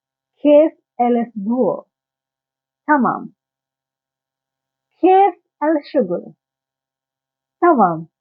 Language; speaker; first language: Arabic; non-native, learner; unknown